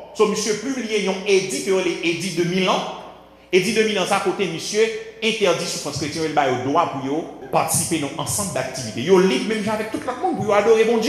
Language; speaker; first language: French; non-native, local second language; Haitian Creole